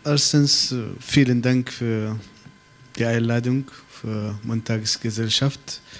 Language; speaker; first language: German; non-native, fluent; Arabic